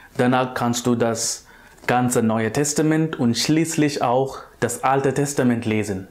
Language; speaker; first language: German; non-native, fluent; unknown